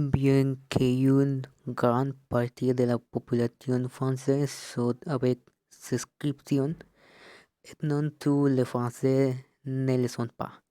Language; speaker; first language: French; non-native, learner; Spanish